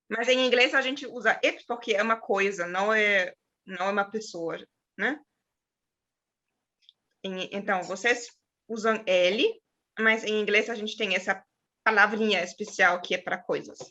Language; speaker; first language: Portuguese; non-native, fluent; German